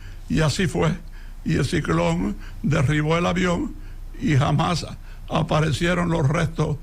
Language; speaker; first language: Spanish; native; Spanish